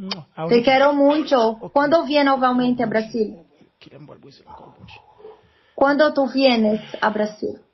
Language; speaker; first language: Spanish; non-native, learner; Portuguese